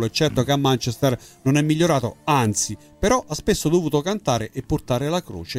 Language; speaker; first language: Italian; native; Italian